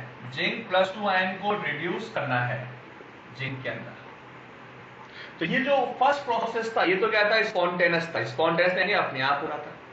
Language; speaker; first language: Hindi; native; Hindi